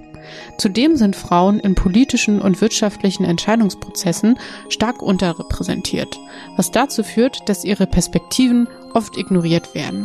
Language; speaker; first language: German; native; German